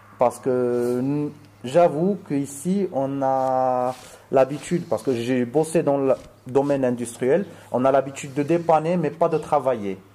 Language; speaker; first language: French; non-native, local second language; Arabic